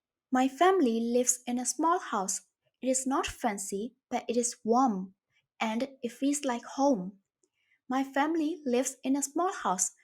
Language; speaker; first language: English; non-native, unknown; Burmese